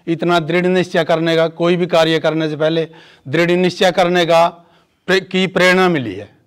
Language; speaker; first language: Hindi; native; Hindi